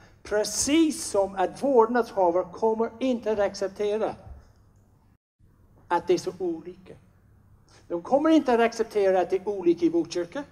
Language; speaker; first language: Swedish; non-native, fluent; English